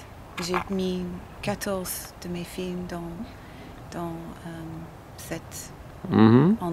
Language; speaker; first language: French; non-native, learner; English